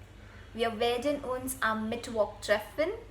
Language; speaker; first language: German; non-native, learner; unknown